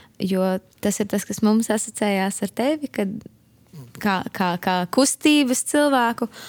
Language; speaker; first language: Latvian; native; Latvian